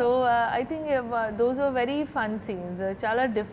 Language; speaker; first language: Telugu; non-native, learner; Hindi